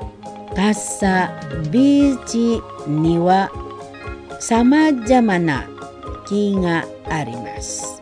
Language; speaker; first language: Japanese; non-native, fluent; Indonesian